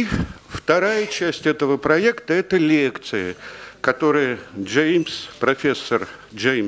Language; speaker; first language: Russian; native; Russian